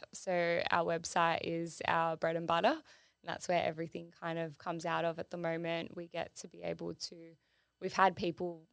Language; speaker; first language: English; native; English